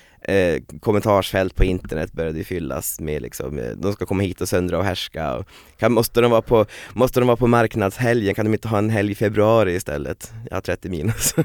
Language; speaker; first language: Swedish; native; Swedish